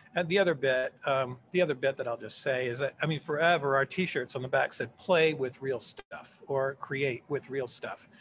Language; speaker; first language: English; native; English